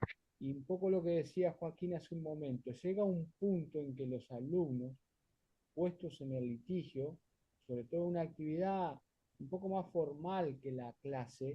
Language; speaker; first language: Spanish; native; Spanish